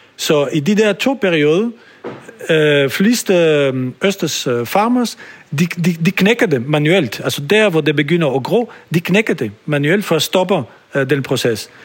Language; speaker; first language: Danish; non-native, fluent; French